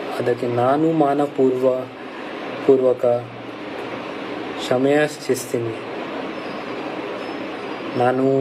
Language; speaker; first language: Kannada; non-native, local second language; Hindi